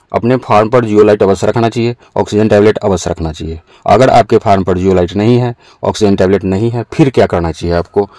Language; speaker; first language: Hindi; native; Hindi